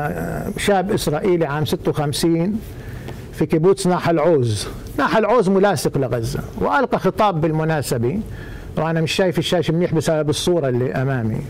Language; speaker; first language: Arabic; native; Arabic